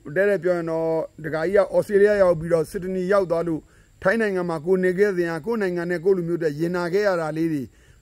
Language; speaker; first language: Burmese; native; Burmese